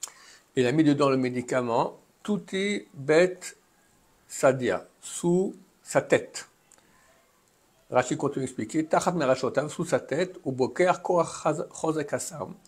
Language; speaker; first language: French; native; French